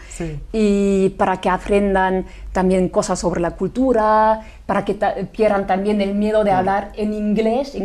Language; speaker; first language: Spanish; non-native, fluent; German